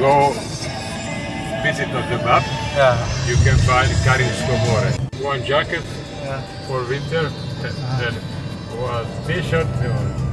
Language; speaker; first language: English; non-native, learner; Croatian